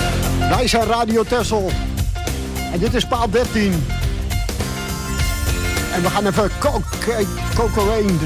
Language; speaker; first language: Dutch; native; Dutch